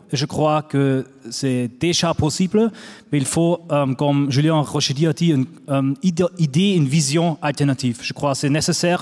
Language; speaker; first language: French; non-native, fluent; German